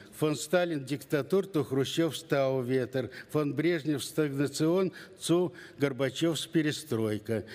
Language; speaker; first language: German; non-native, learner; Russian